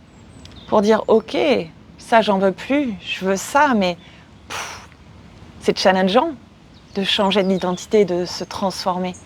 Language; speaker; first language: French; native; French